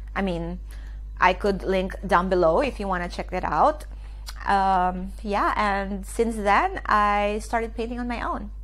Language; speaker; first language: English; non-native, local second language; Filipino